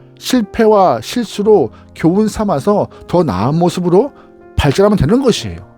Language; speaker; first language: Korean; native; Korean